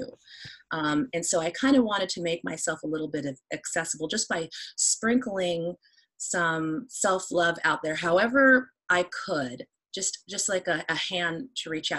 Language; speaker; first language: English; native; English